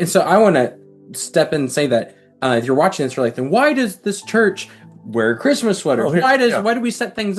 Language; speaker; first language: English; native; English